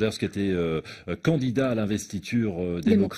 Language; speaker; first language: French; native; French